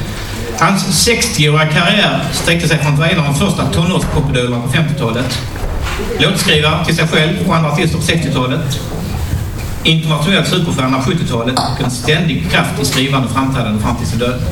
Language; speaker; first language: Swedish; native; Swedish